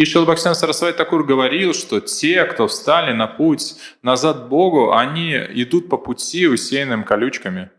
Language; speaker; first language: Russian; native; Russian